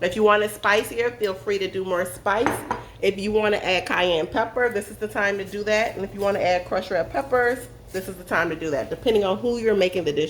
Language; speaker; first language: English; native; English